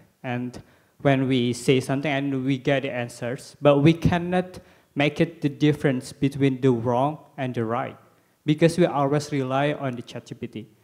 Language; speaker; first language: English; non-native, learner; Indonesian